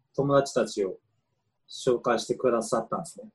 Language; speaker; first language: Japanese; native; Japanese